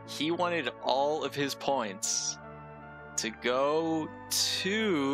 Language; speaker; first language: English; native; English